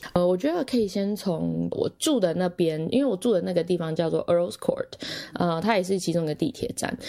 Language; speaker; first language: Chinese; native; Chinese